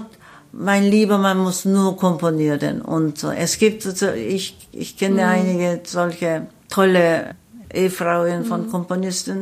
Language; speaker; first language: German; non-native, learner; Korean